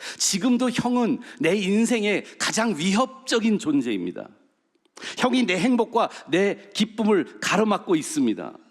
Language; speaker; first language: Korean; early bilingual, heritage; Korean